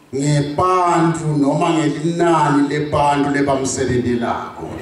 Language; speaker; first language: Zulu; non-native, local second language; Swati